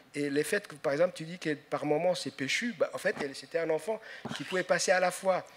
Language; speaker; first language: French; non-native, local second language; Somali